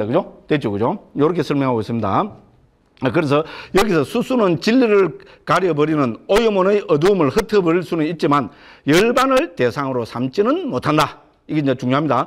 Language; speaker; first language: Korean; native; Korean